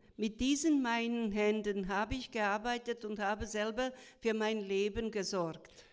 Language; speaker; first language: German; non-native, fluent; Croatian